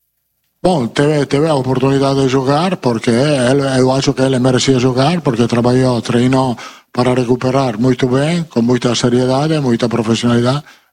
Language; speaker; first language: Portuguese; non-native, fluent; Italian